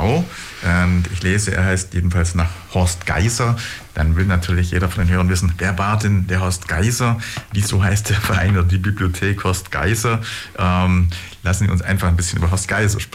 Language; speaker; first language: German; native; German